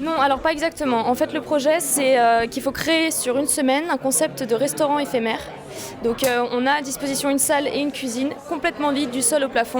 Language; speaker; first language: French; native; French